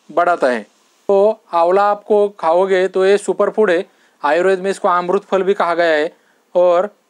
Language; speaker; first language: Hindi; non-native, local second language; Marathi